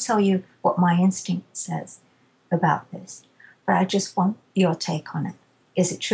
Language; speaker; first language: English; native; English